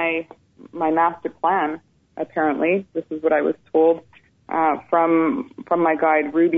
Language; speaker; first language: English; native; English